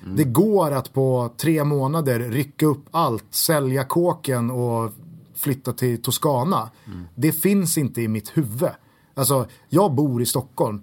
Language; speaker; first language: Swedish; native; Swedish